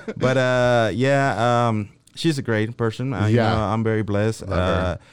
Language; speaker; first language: English; non-native, fluent; Spanish